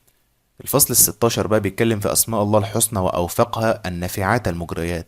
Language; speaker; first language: Arabic; native; Arabic